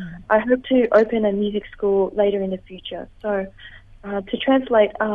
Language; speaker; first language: English; early bilingual, other home language; Vietnamese